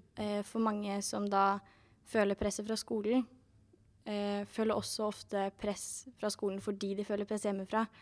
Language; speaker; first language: Norwegian; native; Norwegian